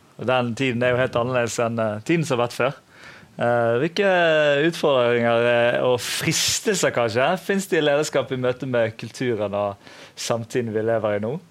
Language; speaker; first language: Norwegian; native; Norwegian